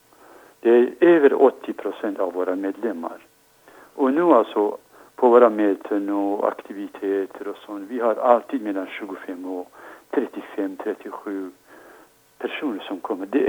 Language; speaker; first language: Swedish; non-native, fluent; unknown